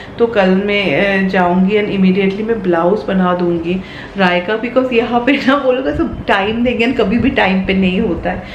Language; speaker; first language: Hindi; non-native, local second language; Bangla